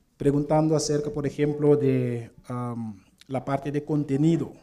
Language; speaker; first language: Spanish; non-native, fluent; Papiamento